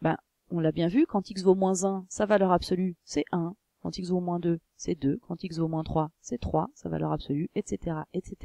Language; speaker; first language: French; native; French